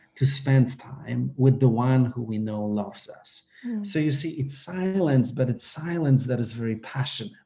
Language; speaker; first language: English; non-native, fluent; Polish